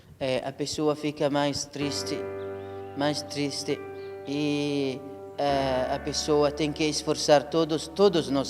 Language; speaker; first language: Portuguese; non-native, learner; Arabic